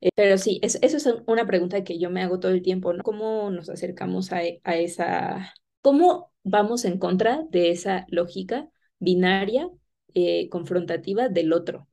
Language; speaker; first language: Spanish; native; Spanish